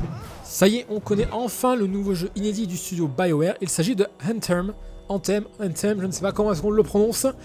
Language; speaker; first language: French; native; French